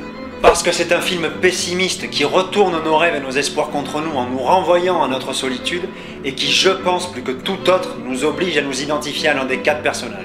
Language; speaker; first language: French; native; French